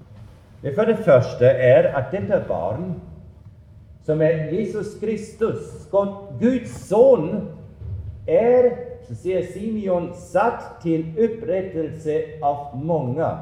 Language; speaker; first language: Swedish; non-native, fluent; German